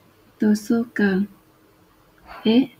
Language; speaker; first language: Japanese; non-native, fluent; Vietnamese